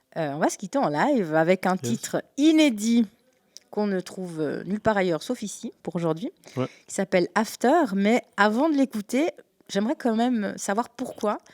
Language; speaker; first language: French; native; French